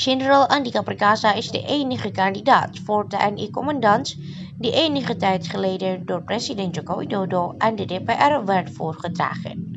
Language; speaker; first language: Dutch; non-native, fluent; Indonesian